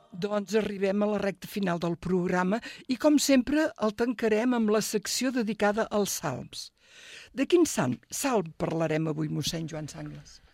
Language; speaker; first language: Catalan; native; Catalan